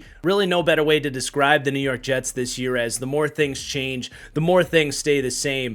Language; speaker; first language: English; native; English